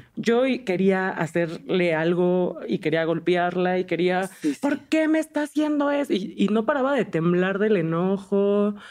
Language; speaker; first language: Spanish; native; Spanish